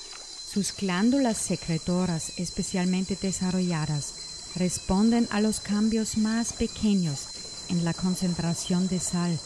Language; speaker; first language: Spanish; non-native, fluent; German